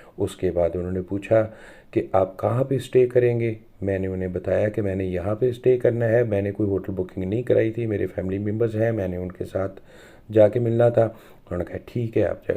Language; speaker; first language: Urdu; non-native, local second language; Punjabi